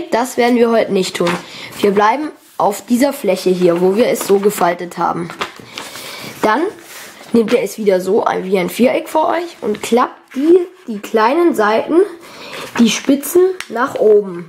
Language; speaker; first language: German; native; German